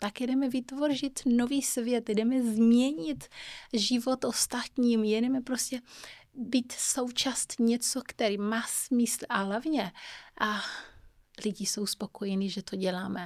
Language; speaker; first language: Czech; non-native, fluent; Kabuverdianu